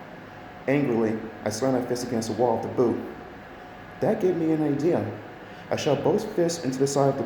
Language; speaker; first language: English; native; English